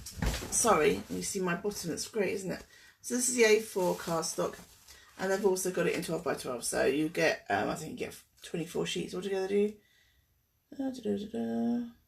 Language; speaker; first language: English; native; English